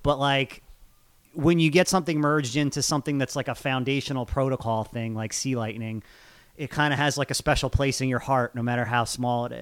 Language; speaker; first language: English; native; English